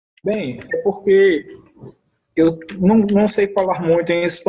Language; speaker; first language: Spanish; non-native, learner; Portuguese